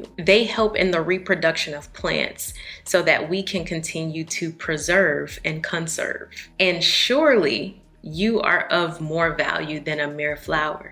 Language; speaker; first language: English; native; English